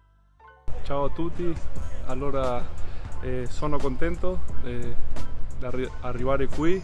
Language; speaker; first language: Italian; non-native, fluent; Spanish